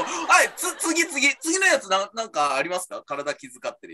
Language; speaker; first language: Japanese; native; Japanese